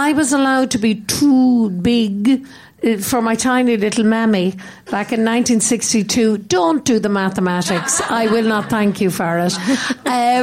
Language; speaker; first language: English; native; English